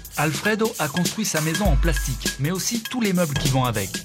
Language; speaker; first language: French; native; French